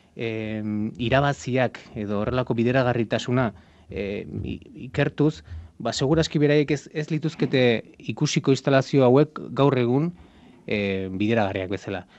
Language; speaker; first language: Basque; native; Basque